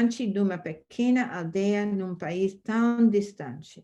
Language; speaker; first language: Portuguese; non-native, fluent; English